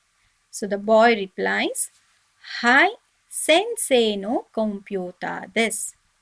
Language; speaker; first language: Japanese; non-native, fluent; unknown